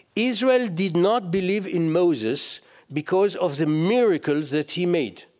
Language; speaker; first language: English; non-native, fluent; Hebrew